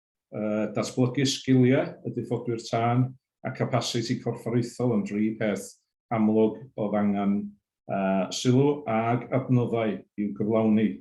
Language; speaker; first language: Welsh; native; Welsh